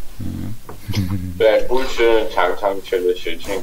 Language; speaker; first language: Chinese; non-native, learner; English